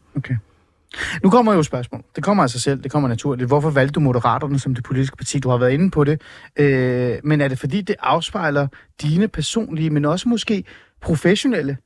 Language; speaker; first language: Danish; early bilingual, other home language; Persian